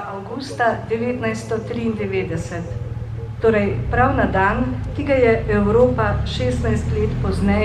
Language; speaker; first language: Slovenian; native; Slovenian